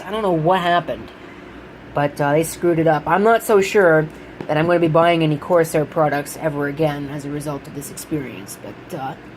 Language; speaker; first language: English; native; English